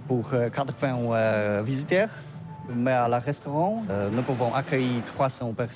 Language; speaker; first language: French; non-native, learner; Polish